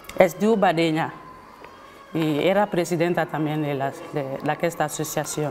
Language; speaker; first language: Catalan; non-native, fluent; Bambara